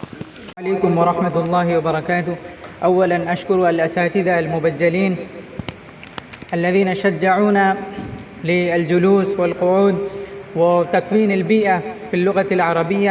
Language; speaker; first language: Arabic; non-native, fluent; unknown